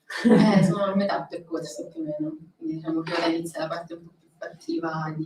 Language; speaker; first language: Italian; native; Italian